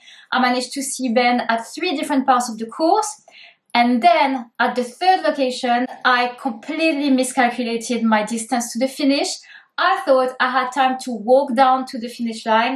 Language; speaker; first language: English; native; English